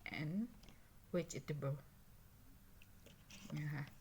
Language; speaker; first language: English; non-native, learner; Thai